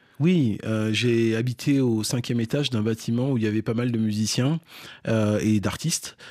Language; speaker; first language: French; early bilingual, other home language; Fon